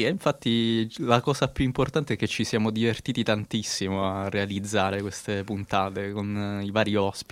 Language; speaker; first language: Italian; native; Italian